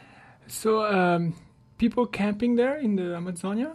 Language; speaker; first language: English; non-native, learner; Italian